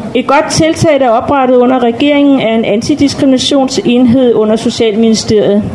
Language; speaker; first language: Danish; native; Danish